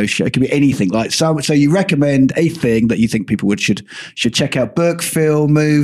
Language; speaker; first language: English; native; English